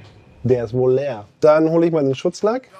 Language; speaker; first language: German; native; German